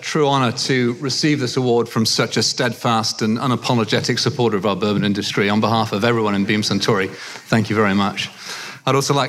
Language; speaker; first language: English; native; English